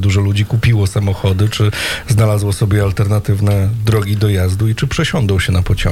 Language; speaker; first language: Polish; native; Polish